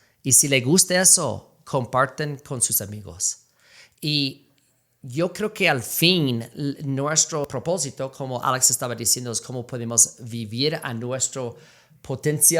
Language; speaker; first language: Spanish; non-native, fluent; English